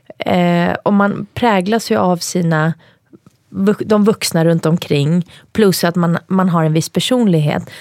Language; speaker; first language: Swedish; early bilingual, other home language; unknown